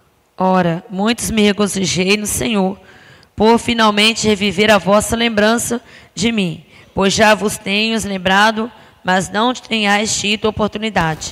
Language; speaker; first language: Portuguese; native; Portuguese